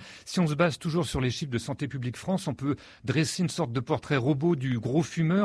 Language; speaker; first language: French; native; French